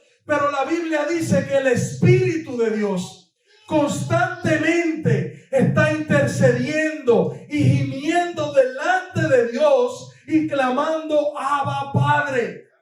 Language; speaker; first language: Spanish; native; Spanish